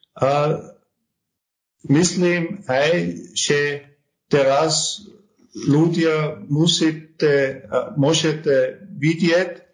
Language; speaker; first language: Slovak; non-native, learner; German